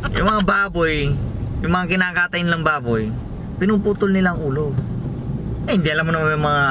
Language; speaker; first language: Filipino; non-native, local second language; Pampanga